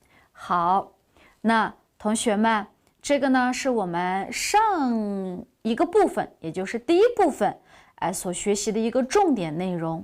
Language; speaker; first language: Chinese; non-native, local second language; Uyghur